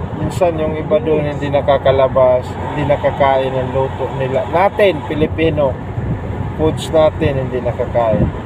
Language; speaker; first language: Filipino; non-native, local second language; Cebuano